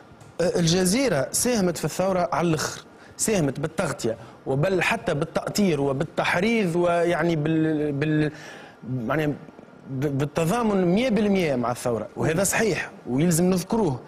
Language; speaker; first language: Arabic; native; Arabic